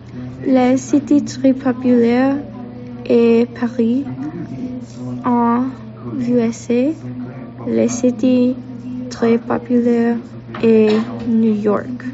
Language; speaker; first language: French; non-native, learner; English